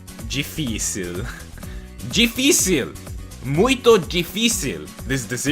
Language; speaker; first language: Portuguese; non-native, learner; English